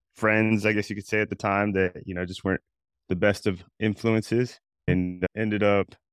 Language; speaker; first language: English; native; English